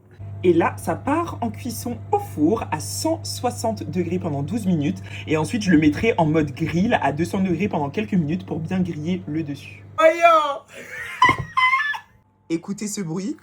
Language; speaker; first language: French; native; French